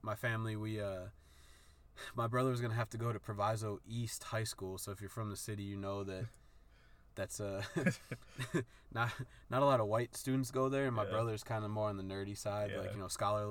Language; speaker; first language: English; native; English